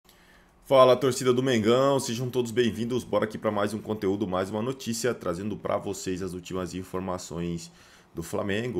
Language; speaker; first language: Portuguese; native; Portuguese